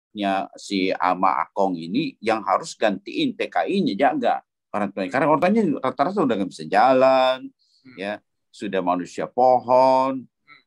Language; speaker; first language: Indonesian; native; Indonesian